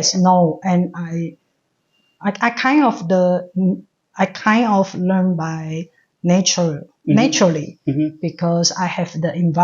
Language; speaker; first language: English; non-native, learner; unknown